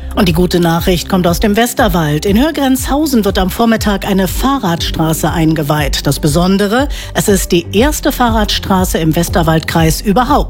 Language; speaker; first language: German; native; German